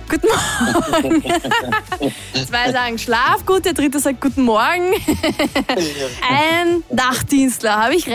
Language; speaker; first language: German; native; German